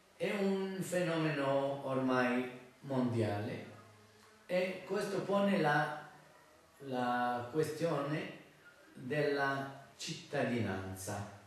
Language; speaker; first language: Italian; non-native, fluent; Arabic